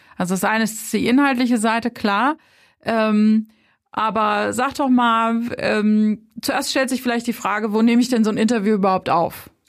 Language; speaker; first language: German; native; German